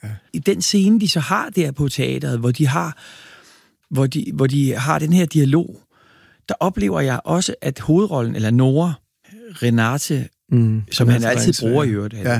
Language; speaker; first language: Danish; native; Danish